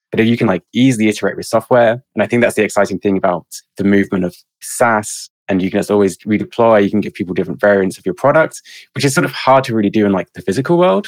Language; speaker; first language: English; native; English